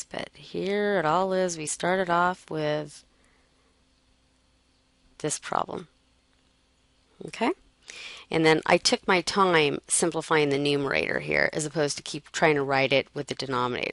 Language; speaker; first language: English; native; English